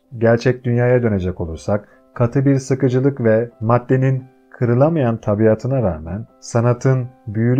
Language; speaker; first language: Turkish; native; Turkish